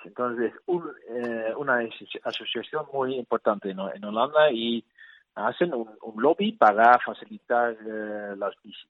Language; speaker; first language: Spanish; non-native, learner; Dutch